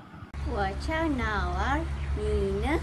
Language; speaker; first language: Chinese; non-native, learner; Malay